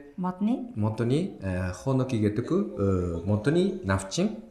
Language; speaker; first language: Mongolian; non-native, fluent; Japanese